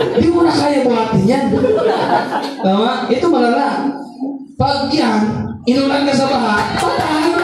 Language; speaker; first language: Filipino; non-native, local second language; Masbatenyo